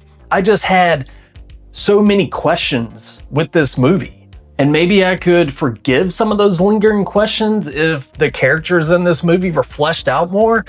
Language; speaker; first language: English; native; English